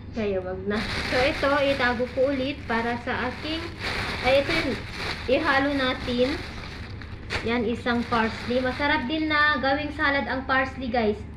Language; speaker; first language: Filipino; non-native, local second language; Iloko